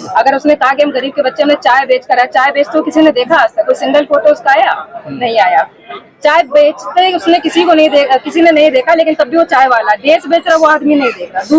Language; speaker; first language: Hindi; native; Hindi